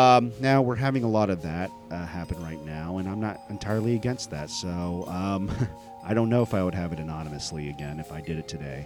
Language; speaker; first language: English; native; English